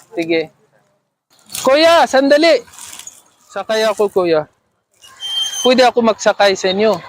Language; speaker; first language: Filipino; non-native, learner; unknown